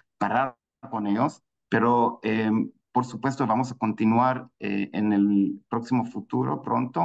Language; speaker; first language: Spanish; non-native, fluent; Hebrew